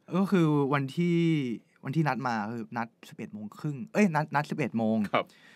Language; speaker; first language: Thai; native; Thai